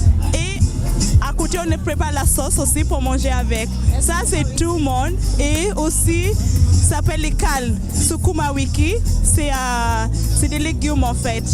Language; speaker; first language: French; non-native, fluent; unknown